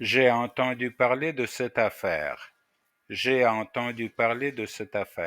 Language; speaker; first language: French; non-native, fluent; Russian